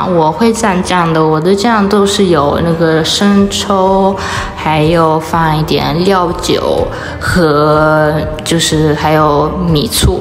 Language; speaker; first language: Chinese; early bilingual, heritage; Chinese